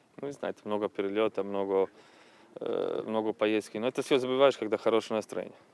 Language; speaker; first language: Russian; non-native, fluent; Croatian